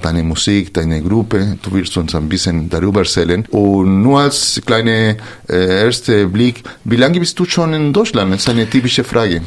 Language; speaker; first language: German; non-native, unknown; Spanish